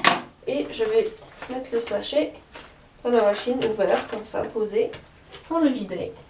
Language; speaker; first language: French; native; French